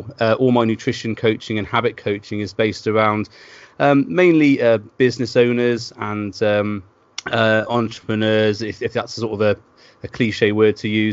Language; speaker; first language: English; native; English